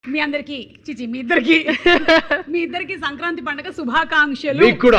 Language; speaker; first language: Telugu; native; Telugu